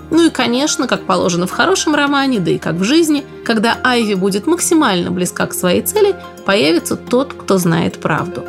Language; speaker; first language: Russian; native; Russian